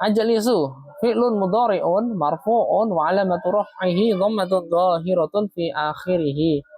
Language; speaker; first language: Arabic; non-native, fluent; Indonesian